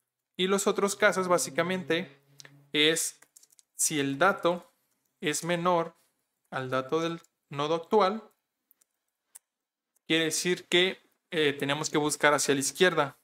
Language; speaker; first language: Spanish; native; Spanish